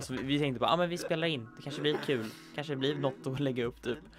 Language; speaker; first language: Swedish; native; Swedish